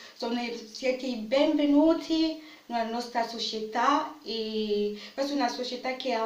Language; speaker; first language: Italian; non-native, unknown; French